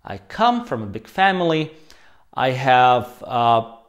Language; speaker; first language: English; non-native, fluent; Slovak